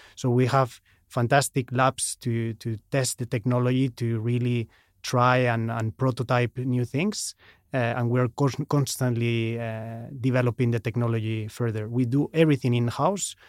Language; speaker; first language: English; non-native, fluent; Spanish